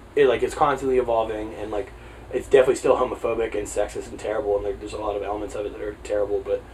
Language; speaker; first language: English; native; English